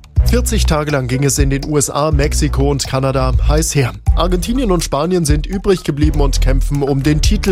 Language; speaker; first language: German; native; German